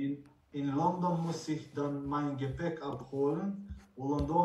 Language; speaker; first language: German; non-native, learner; Bosnian